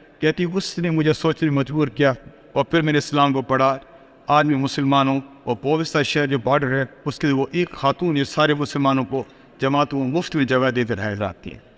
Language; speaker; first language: Urdu; non-native, local second language; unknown